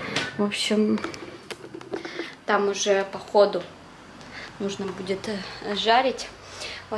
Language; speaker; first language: Russian; native; Russian